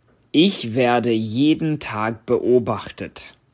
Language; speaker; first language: German; non-native, fluent; English